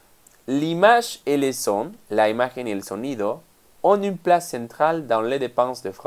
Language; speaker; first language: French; non-native, fluent; Spanish